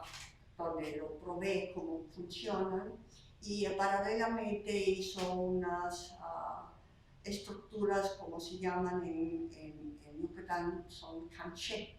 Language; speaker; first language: Spanish; non-native, fluent; Slovak